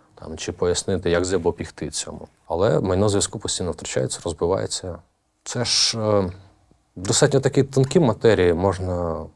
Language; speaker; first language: Ukrainian; native; Ukrainian